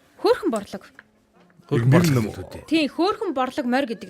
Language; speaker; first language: Mongolian; native; Mongolian